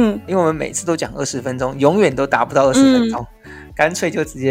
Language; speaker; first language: Chinese; native; Chinese